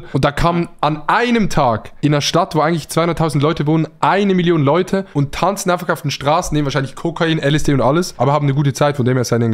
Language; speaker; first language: German; native; German